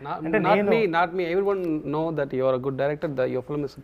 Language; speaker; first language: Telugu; non-native, local second language; Tamil